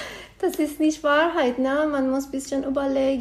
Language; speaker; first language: German; non-native, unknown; Persian